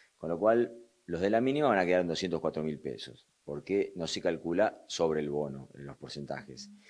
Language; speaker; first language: Spanish; native; Spanish